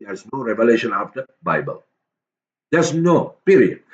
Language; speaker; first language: English; non-native, local second language; Tamil